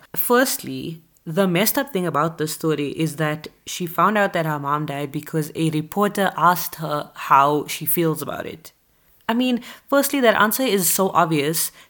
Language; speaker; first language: English; native; English